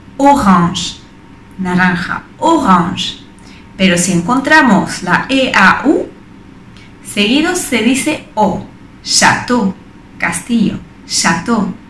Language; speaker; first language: Spanish; non-native, fluent; French